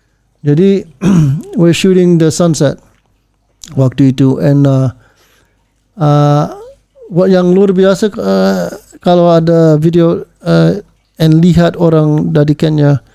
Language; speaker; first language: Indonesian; early bilingual, heritage; English